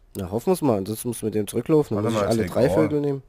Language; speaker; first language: German; native; German